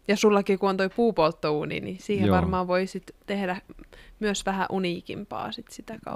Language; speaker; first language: Finnish; native; Finnish